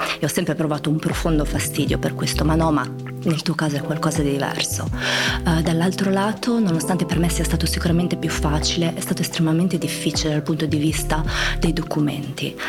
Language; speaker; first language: Italian; early bilingual, other home language; Croatian